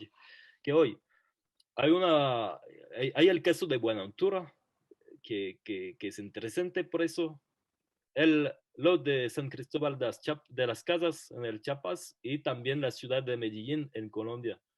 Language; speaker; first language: Spanish; non-native, fluent; French